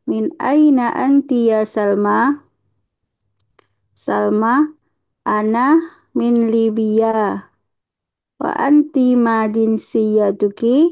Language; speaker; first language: Arabic; non-native, learner; Indonesian